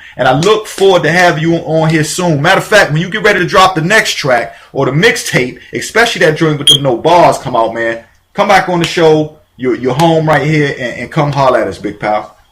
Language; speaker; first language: English; native; English